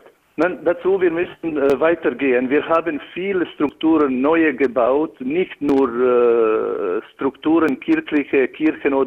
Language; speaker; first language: German; non-native, learner; Albanian